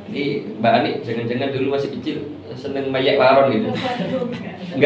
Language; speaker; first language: Indonesian; non-native, local second language; Javanese